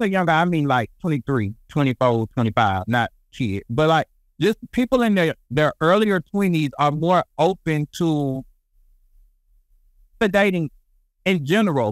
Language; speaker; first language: English; native; English